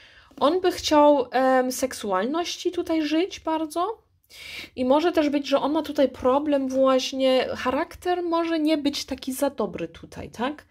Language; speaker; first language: Polish; early bilingual, heritage; Polish